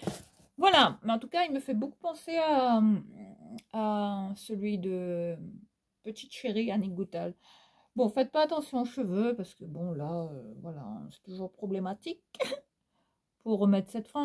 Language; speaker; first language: French; native; French